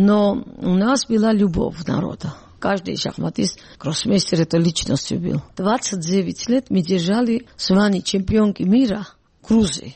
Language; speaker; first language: Russian; non-native, local second language; Georgian